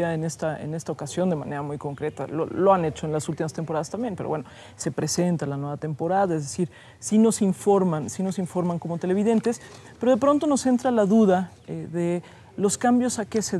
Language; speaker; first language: Spanish; native; Spanish